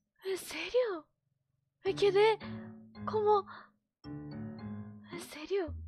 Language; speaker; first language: Spanish; non-native, fluent; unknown